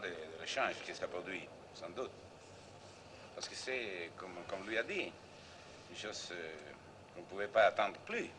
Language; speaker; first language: French; non-native, fluent; Spanish